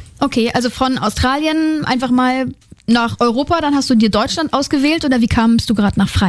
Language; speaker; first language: German; native; German